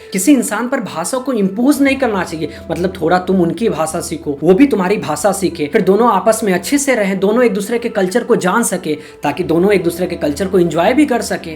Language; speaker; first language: Hindi; native; Hindi